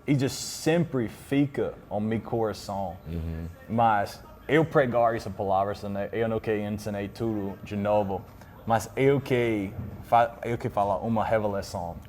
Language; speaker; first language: Portuguese; non-native, learner; English